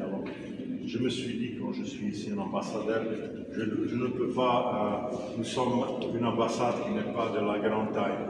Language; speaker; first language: French; non-native, fluent; Czech